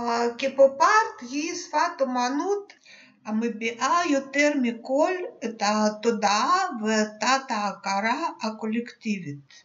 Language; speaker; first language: Hebrew; non-native, fluent; Russian